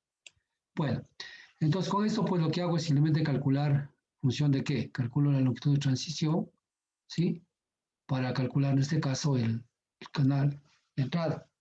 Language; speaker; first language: Spanish; native; Spanish